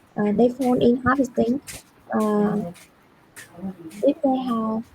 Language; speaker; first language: English; non-native, learner; Vietnamese